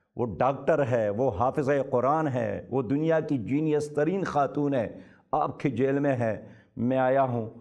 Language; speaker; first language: Urdu; non-native, local second language; Pashto